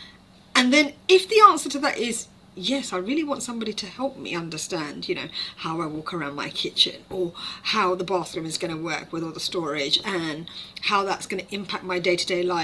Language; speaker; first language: English; native; English